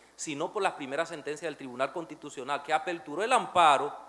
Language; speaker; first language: Spanish; native; Spanish